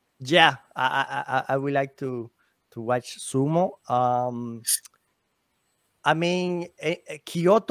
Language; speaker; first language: English; non-native, learner; Spanish